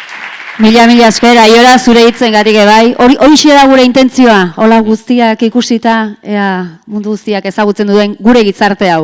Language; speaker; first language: Basque; native; Basque